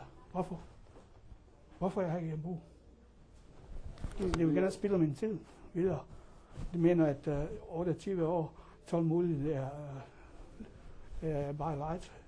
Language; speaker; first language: Danish; non-native, learner; Croatian